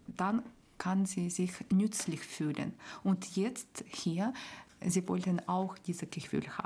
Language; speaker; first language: German; non-native, learner; Ukrainian